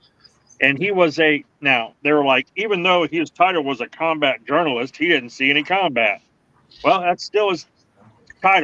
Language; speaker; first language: English; native; English